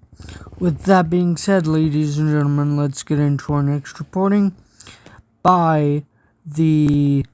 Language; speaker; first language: English; native; English